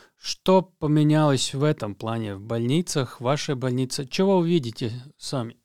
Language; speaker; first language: Russian; non-native, local second language; Latvian